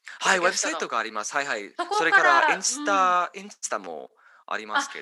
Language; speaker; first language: Japanese; non-native, learner; English